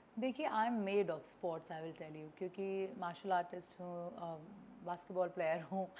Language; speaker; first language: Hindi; non-native, local second language; Bhojpuri